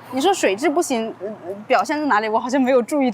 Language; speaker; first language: Chinese; native; Chinese